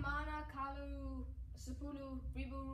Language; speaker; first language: Indonesian; non-native, learner; English